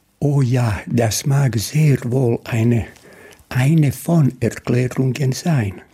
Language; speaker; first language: German; non-native, fluent; Bosnian